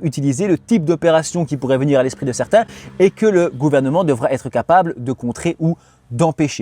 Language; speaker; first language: French; native; French